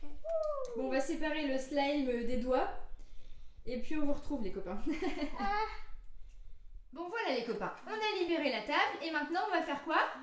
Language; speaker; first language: French; native; French